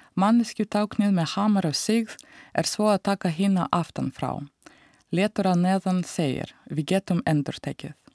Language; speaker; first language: Icelandic; non-native, fluent; Russian